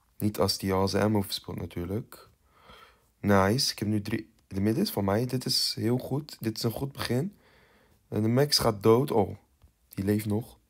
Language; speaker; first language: Dutch; early bilingual, other home language; Turkish